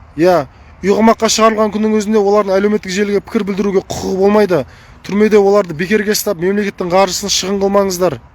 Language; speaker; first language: Kazakh; native; Kazakh